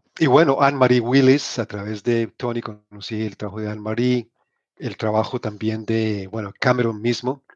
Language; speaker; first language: Spanish; native; Spanish